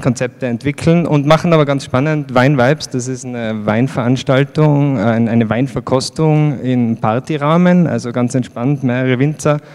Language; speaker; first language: German; native; German